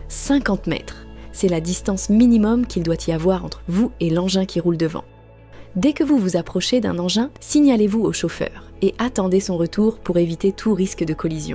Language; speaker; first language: French; native; French